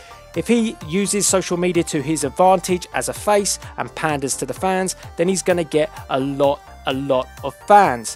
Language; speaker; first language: English; native; English